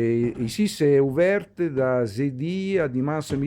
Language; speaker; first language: French; non-native, learner; Italian